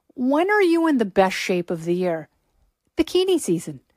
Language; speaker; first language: English; native; English